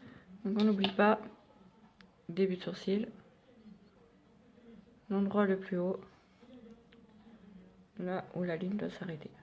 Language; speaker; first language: French; native; French